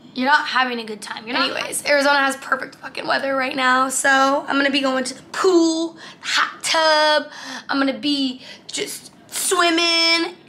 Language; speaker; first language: English; native; English